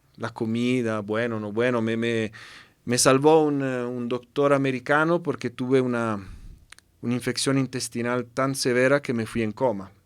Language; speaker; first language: Spanish; non-native, fluent; Italian